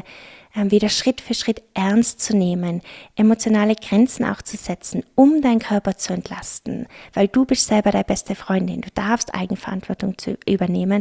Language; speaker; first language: German; native; German